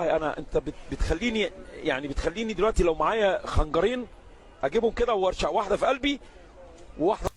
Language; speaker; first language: Arabic; native; Arabic